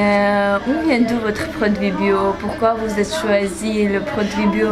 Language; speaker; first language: French; non-native, learner; Chinese